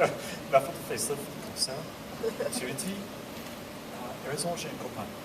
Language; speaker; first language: French; non-native, learner; English